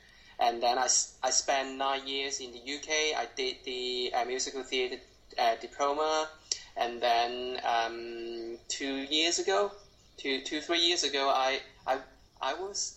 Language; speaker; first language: English; non-native, local second language; Cantonese